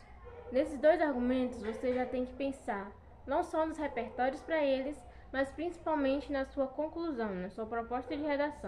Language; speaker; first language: Portuguese; native; Portuguese